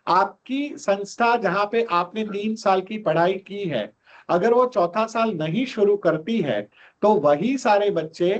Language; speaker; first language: Hindi; non-native, local second language; Gujarati